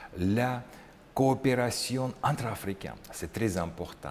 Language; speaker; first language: French; non-native, learner; Russian